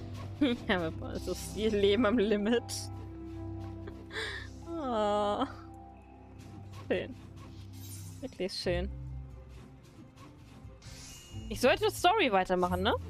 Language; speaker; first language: German; native; German